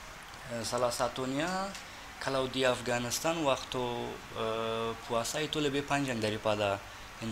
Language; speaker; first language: Indonesian; non-native, fluent; Persian